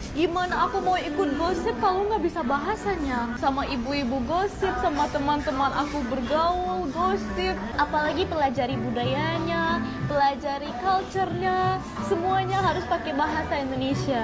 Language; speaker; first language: Indonesian; non-native, fluent; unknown